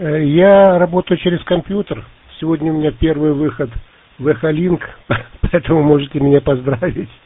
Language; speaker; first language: Russian; native; Russian